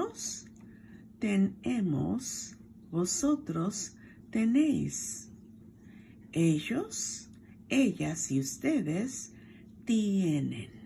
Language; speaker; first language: Spanish; non-native, fluent; English